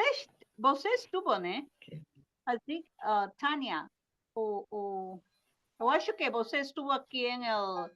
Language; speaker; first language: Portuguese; non-native, learner; Spanish